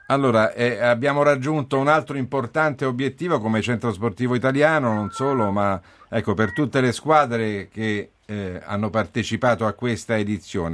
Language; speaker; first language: Italian; native; Italian